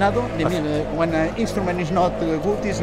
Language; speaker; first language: English; non-native, learner; Galician